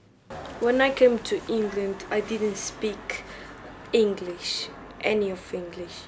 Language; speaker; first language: English; early bilingual, other home language; Portuguese